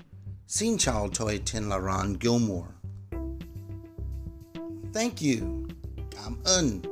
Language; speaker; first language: Vietnamese; non-native, learner; English